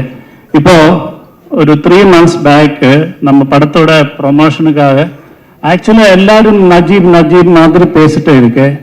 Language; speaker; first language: Tamil; non-native, learner; Malayalam